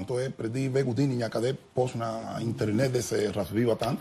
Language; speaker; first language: Bulgarian; non-native, learner; Spanish